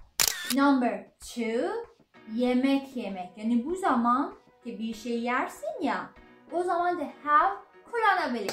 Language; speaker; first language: Turkish; non-native, learner; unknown